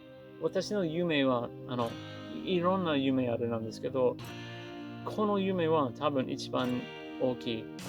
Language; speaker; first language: Japanese; non-native, learner; English